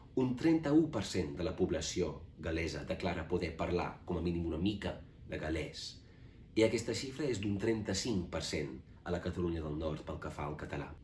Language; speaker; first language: Catalan; non-native, fluent; English